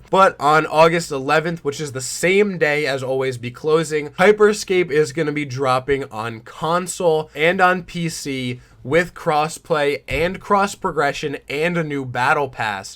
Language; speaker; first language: English; native; English